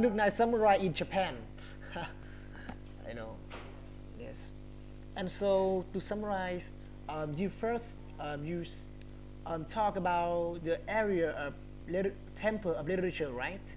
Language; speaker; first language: English; non-native, learner; Vietnamese